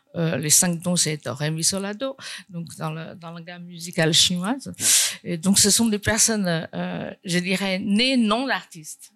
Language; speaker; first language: French; non-native, fluent; Chinese